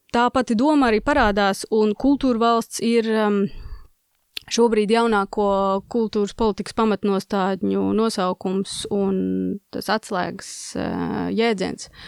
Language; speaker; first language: Latvian; non-native, local second language; Russian